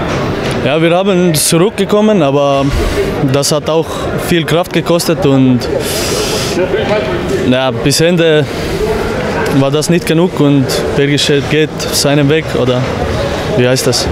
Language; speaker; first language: German; non-native, learner; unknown